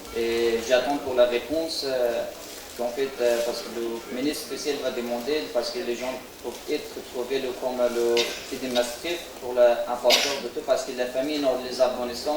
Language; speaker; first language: French; non-native, learner; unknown